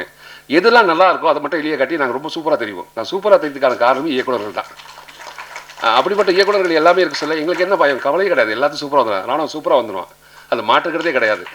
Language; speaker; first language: Tamil; native; Tamil